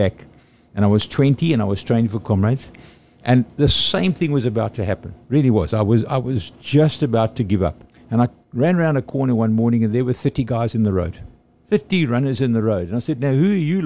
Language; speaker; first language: English; native; English